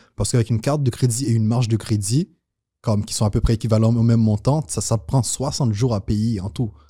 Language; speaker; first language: French; non-native, local second language; Haitian Creole